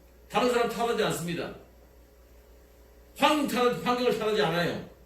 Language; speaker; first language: Korean; native; Korean